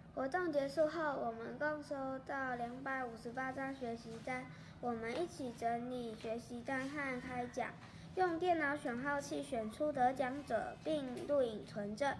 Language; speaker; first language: Chinese; native; Chinese